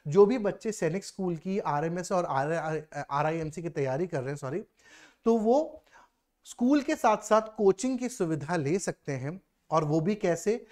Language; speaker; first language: Hindi; native; Hindi